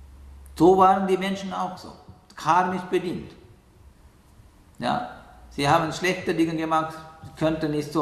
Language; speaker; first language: German; non-native, learner; Sinhala